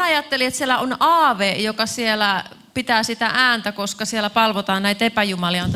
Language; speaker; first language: Finnish; native; Finnish